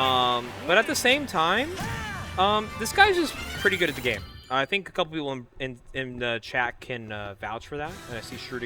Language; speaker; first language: English; native; English